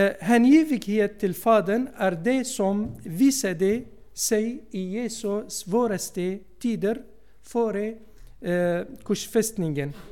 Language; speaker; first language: Swedish; non-native, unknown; Arabic